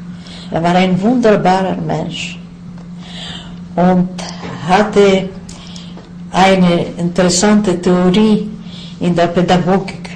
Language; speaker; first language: German; non-native, fluent; Yiddish